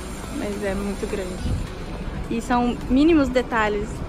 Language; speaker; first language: Portuguese; native; Portuguese